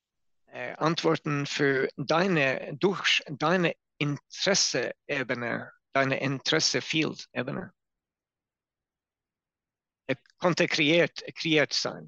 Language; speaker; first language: German; non-native, learner; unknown